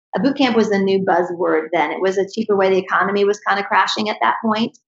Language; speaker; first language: English; native; English